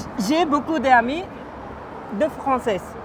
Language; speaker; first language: French; non-native, learner; Japanese